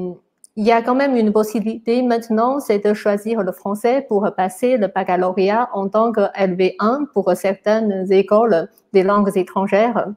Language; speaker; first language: French; non-native, fluent; Chinese